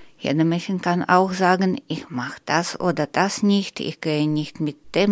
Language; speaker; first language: German; non-native, learner; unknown